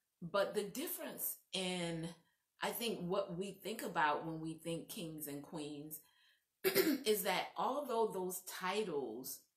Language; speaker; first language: English; native; English